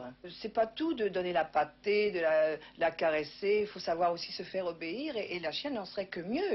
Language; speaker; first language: French; native; French